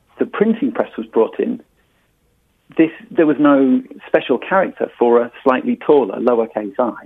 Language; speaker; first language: English; native; English